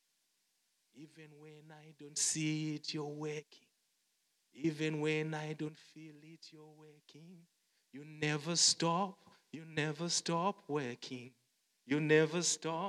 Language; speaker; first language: English; non-native, local second language; Shona